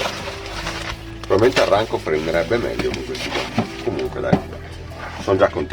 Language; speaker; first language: Italian; native; Italian